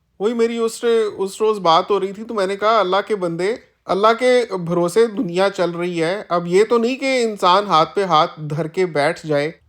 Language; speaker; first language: Urdu; native; Urdu